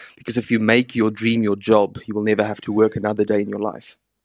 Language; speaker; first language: English; non-native, local second language; Afrikaans